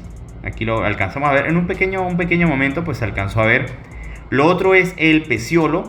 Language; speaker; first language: Spanish; native; Spanish